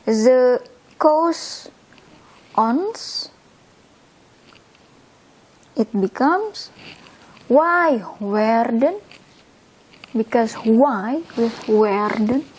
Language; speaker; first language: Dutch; non-native, fluent; Indonesian